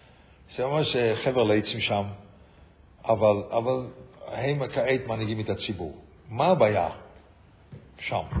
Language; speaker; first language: Hebrew; non-native, fluent; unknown